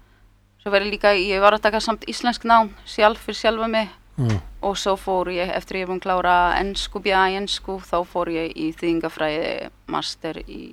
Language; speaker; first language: Icelandic; early bilingual, heritage; Polish